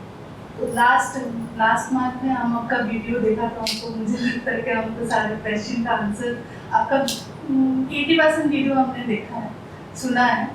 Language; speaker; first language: Hindi; non-native, local second language; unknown